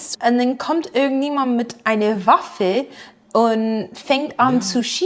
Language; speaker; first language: German; non-native, fluent; English